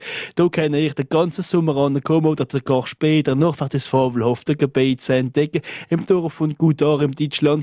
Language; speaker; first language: German; non-native, fluent; French